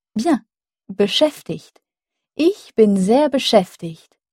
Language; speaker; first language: German; non-native, fluent; French